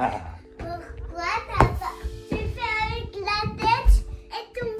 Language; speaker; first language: French; early bilingual, heritage; French